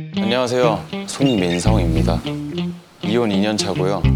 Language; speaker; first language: Korean; native; Korean